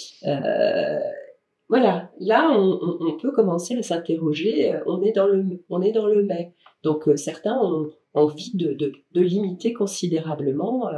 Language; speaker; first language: French; native; French